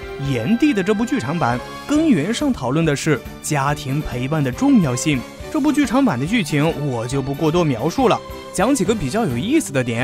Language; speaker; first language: Chinese; native; Chinese